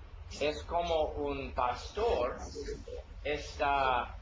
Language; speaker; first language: Spanish; non-native, learner; English